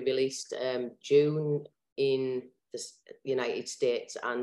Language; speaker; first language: English; native; English